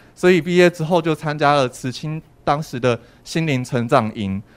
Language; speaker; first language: Chinese; native; Chinese